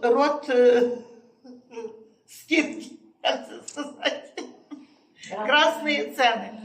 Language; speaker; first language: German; non-native, learner; Russian